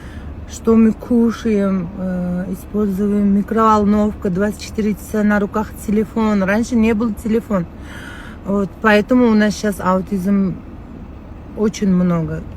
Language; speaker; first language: Russian; non-native, local second language; Uzbek